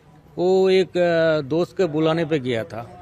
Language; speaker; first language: Hindi; non-native, local second language; Bangla